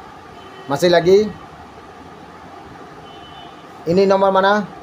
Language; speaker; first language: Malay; non-native, learner; Bangla